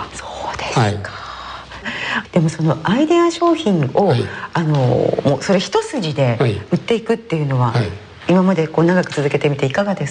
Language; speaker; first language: Japanese; native; Japanese